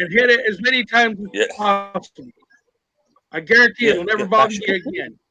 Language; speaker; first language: English; native; English